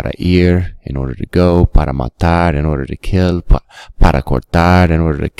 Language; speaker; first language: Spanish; non-native, fluent; English